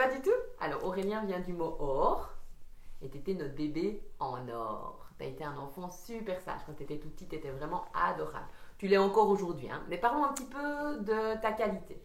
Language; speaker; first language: French; native; French